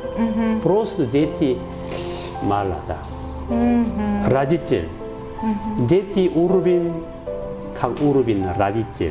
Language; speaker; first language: Russian; non-native, learner; Korean